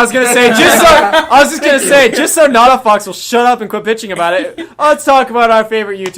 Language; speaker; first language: English; native; English